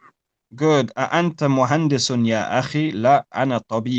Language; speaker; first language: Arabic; non-native, fluent; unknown